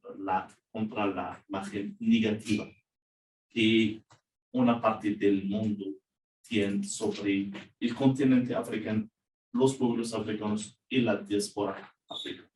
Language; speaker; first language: Spanish; non-native, learner; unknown